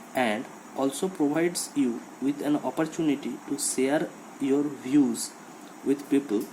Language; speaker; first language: English; non-native, local second language; Bangla